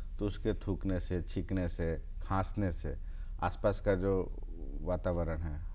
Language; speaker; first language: Hindi; native; Hindi